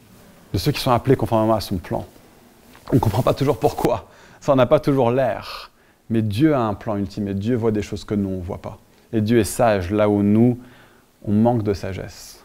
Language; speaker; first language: French; native; French